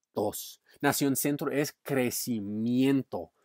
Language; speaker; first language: Spanish; non-native, fluent; English